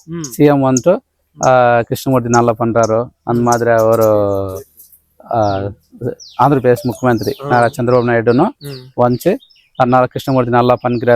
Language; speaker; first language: Tamil; non-native, local second language; Telugu